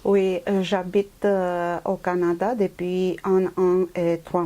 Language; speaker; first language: French; non-native, fluent; Romanian